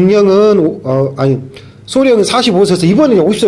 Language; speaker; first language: Korean; native; Korean